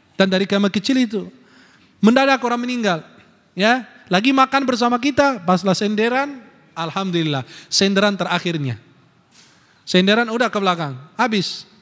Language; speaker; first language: Indonesian; non-native, fluent; Arabic